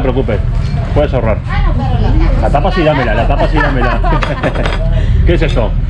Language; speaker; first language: Spanish; native; Spanish